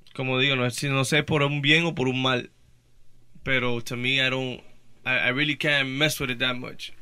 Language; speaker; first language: Spanish; early bilingual, heritage; Spanish